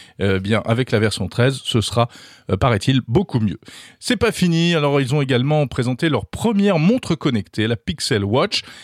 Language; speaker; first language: French; native; French